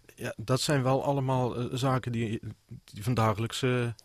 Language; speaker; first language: Dutch; native; Dutch